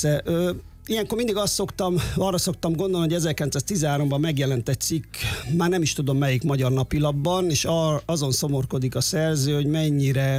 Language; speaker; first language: Hungarian; native; Hungarian